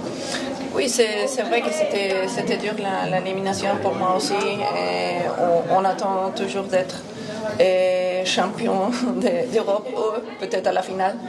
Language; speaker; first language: French; non-native, fluent; Spanish